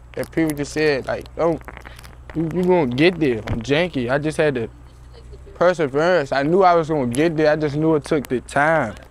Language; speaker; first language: English; native; English